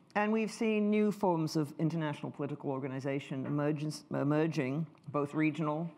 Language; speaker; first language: English; native; English